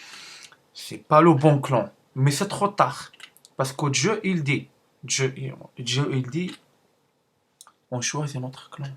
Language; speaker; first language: French; non-native, learner; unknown